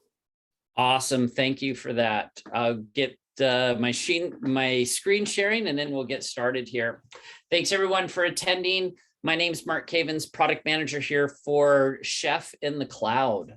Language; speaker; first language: English; native; English